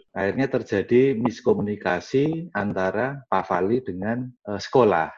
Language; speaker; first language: Indonesian; non-native, local second language; Javanese